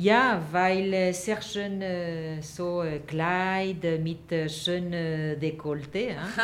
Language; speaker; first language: German; non-native, learner; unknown